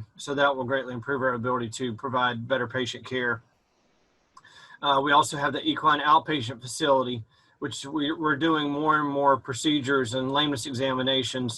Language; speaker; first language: English; native; English